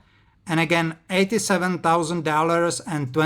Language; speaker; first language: English; non-native, fluent; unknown